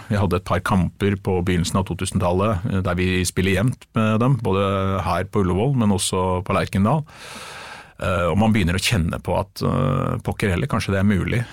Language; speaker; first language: Norwegian; native; Norwegian